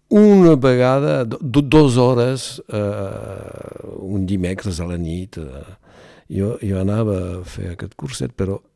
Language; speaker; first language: Catalan; non-native, local second language; French